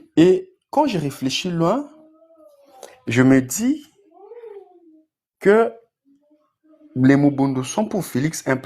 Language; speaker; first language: French; non-native, local second language; Lingala